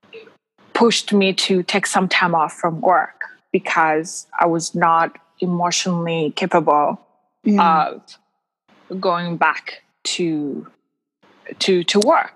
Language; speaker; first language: English; non-native, local second language; Kinyarwanda